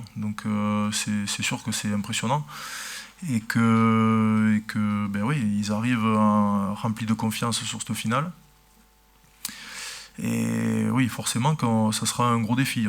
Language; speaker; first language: French; native; French